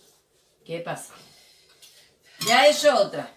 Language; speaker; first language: Spanish; native; Spanish